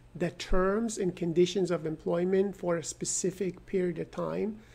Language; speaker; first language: English; non-native, fluent; Persian